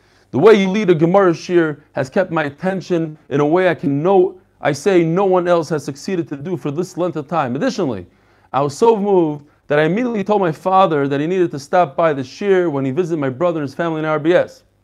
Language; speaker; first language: English; native; English